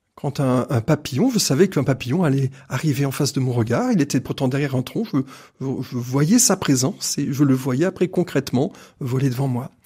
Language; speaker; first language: French; native; French